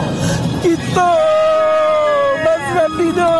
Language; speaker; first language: Spanish; non-native, learner; French